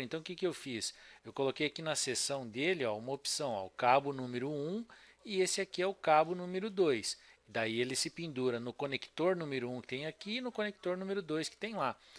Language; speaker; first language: Portuguese; native; Portuguese